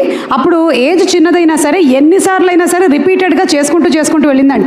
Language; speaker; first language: Telugu; native; Telugu